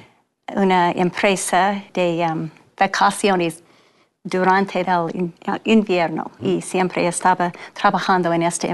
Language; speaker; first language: Spanish; non-native, fluent; English